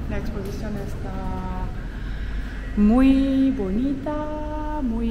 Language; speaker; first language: Spanish; non-native, learner; French